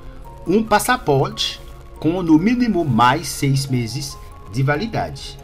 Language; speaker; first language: Portuguese; non-native, learner; Haitian Creole